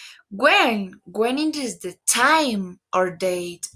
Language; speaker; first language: English; non-native, learner; Spanish